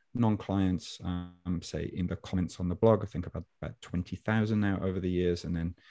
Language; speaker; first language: English; native; English